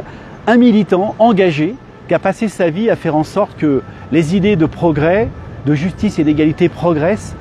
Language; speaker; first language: French; native; French